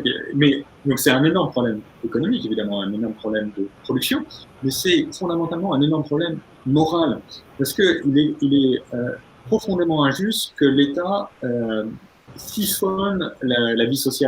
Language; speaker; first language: French; native; French